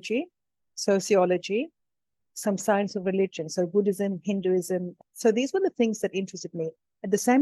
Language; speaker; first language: English; native; English